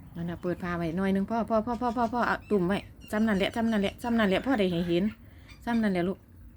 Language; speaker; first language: Thai; native; Thai